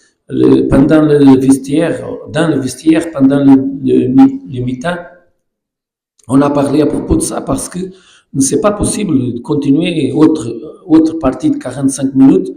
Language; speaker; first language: French; non-native, learner; Portuguese